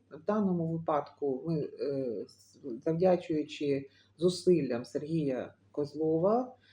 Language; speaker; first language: Ukrainian; native; Ukrainian